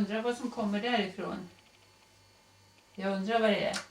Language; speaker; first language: Swedish; early bilingual, other home language; Estonian